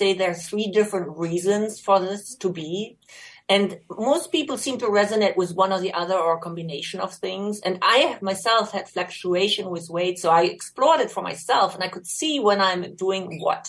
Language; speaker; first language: English; non-native, fluent; German